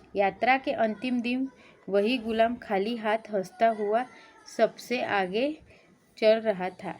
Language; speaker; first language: Hindi; non-native, local second language; Marathi